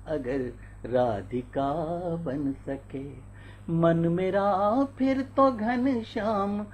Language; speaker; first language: Hindi; native; Hindi